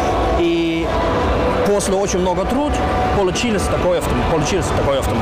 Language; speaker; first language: Russian; non-native, learner; German